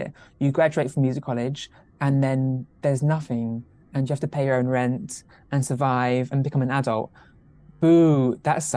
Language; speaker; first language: English; native; English